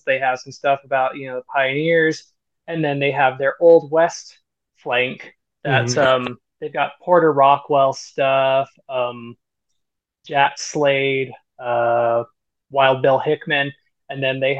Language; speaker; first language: English; native; English